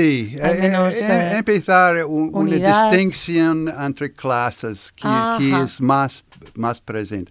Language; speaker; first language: Spanish; non-native, learner; French